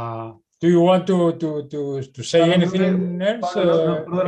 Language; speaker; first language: English; non-native, learner; Spanish